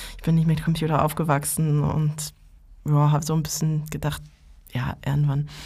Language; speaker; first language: German; non-native, fluent; French